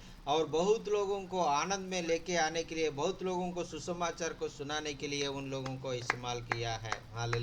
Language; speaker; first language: Hindi; non-native, local second language; Telugu